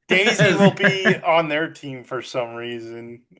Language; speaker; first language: English; native; English